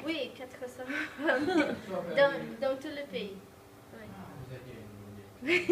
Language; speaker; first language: French; non-native, learner; Portuguese